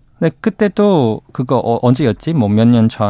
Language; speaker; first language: Korean; non-native, learner; English